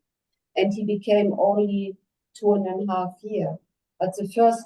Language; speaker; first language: English; non-native, learner; German